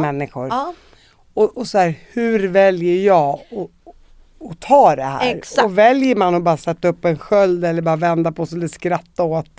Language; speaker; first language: Swedish; native; Swedish